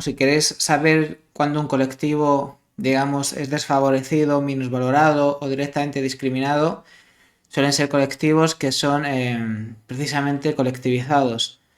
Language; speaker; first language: Spanish; native; Spanish